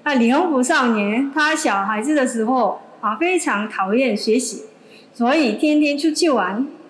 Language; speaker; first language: Chinese; non-native, fluent; Korean